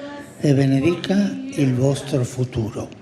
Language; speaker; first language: Italian; non-native, fluent; Spanish